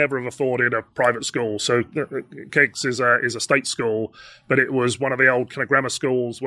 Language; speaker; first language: English; native; English